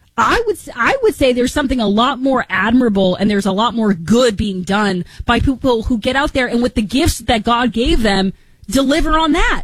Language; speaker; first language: English; native; English